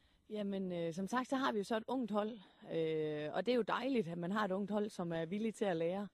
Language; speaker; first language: Danish; native; Danish